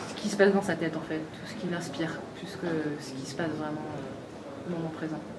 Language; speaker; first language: French; native; French